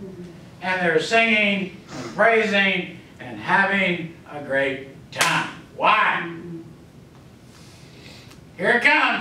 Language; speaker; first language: English; native; English